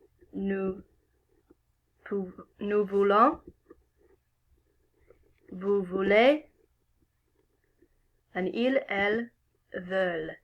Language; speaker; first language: French; non-native, fluent; English